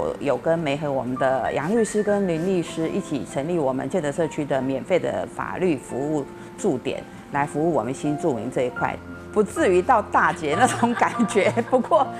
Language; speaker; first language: Chinese; native; Chinese